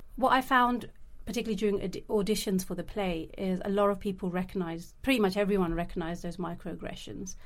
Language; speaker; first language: English; native; English